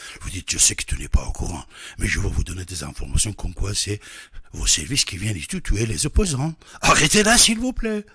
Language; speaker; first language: French; non-native, fluent; Persian